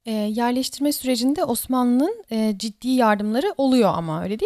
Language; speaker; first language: Turkish; native; Turkish